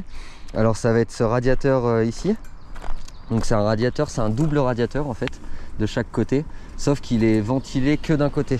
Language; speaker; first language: French; native; French